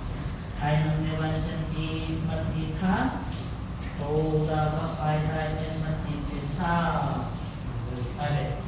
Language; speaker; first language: Vietnamese; non-native, fluent; Hindi